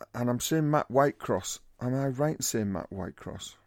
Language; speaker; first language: English; native; English